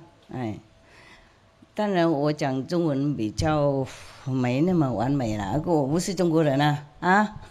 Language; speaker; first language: Chinese; non-native, fluent; Vietnamese